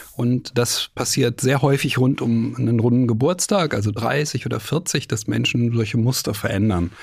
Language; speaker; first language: German; native; German